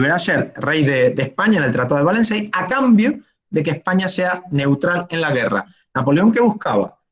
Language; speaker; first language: Spanish; native; Spanish